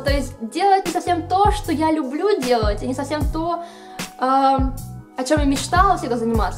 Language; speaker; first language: Russian; native; Russian